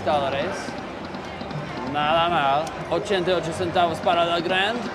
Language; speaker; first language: Spanish; non-native, learner; English